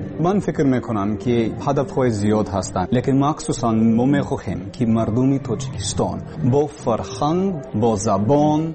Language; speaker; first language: Persian; non-native, learner; English